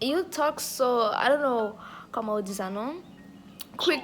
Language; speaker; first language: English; non-native, learner; Haitian Creole